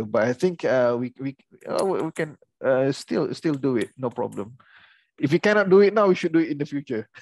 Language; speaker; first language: English; non-native, local second language; Malay